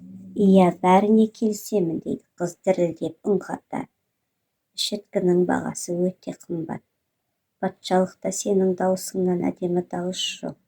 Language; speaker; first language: Kazakh; native; Kazakh